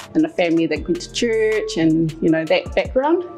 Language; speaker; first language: English; native; English